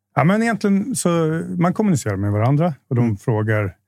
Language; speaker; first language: Swedish; native; Swedish